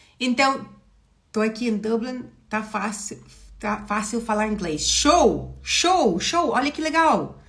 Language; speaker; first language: Portuguese; non-native, fluent; English